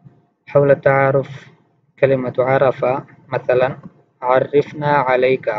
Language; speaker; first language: Arabic; non-native, fluent; Urdu